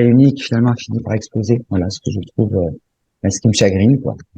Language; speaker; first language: French; native; French